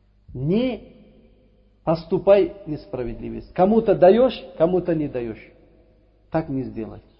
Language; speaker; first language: Russian; non-native, learner; Uzbek